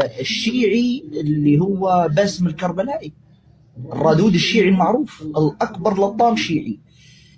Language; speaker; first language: Arabic; native; Arabic